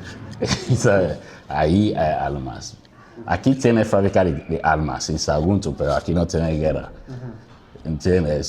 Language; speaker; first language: Spanish; non-native, learner; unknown